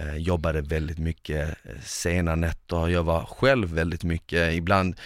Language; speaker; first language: Swedish; early bilingual, other home language; Bosnian